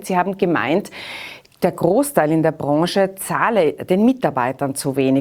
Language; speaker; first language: German; native; German